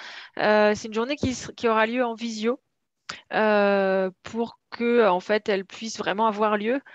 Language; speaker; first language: French; native; French